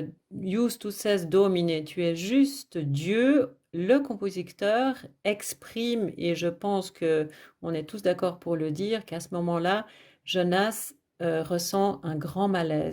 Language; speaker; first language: French; native; French